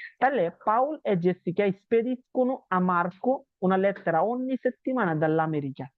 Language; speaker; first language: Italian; non-native, learner; Bangla